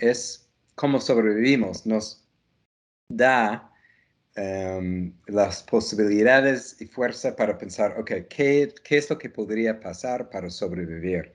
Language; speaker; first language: Spanish; non-native, fluent; English